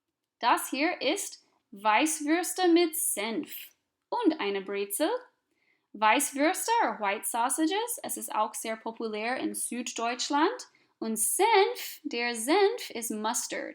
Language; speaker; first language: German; non-native, fluent; English